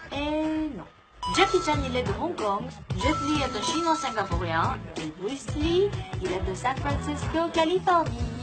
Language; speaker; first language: French; non-native, fluent; Korean